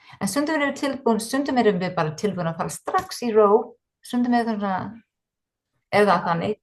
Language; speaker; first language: Icelandic; non-native, fluent; English